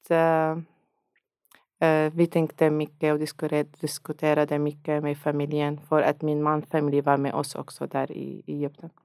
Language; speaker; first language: Swedish; non-native, learner; Arabic